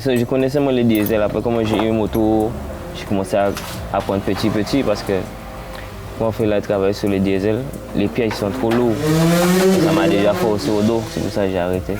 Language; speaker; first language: French; non-native, learner; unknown